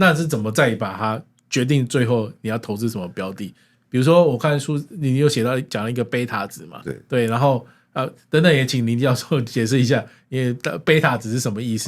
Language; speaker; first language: Chinese; native; Chinese